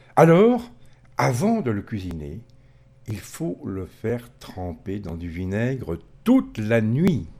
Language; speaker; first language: French; native; French